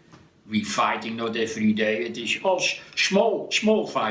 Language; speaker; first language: English; non-native, learner; Dutch